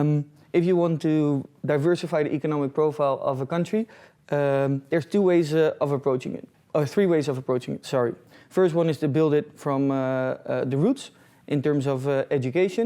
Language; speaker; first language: English; non-native, fluent; Dutch